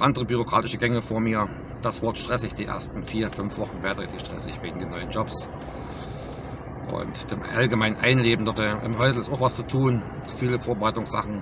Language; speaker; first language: German; native; German